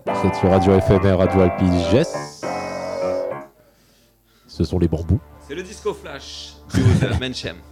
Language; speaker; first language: French; native; French